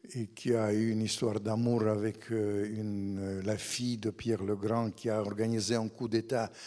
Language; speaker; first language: French; non-native, fluent; Ukrainian